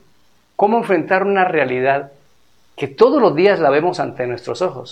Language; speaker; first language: Spanish; native; Spanish